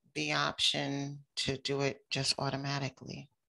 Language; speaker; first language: English; native; English